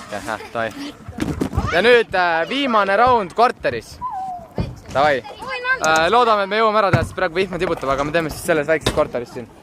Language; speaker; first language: Estonian; native; Estonian